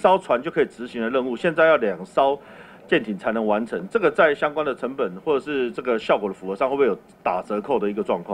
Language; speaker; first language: Chinese; native; Chinese